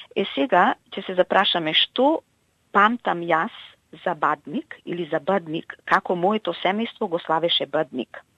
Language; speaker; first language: Macedonian; native; Macedonian